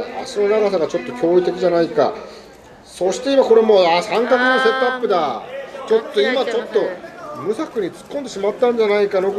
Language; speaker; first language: Japanese; native; Japanese